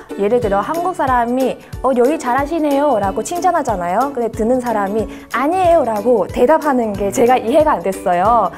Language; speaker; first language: Korean; non-native, learner; Vietnamese